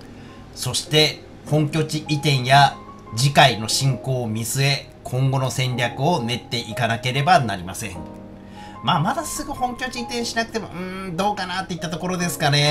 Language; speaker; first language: Japanese; native; Japanese